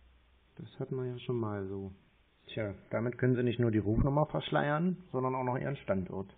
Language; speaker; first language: German; native; German